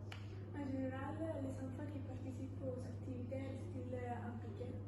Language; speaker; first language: French; non-native, learner; Italian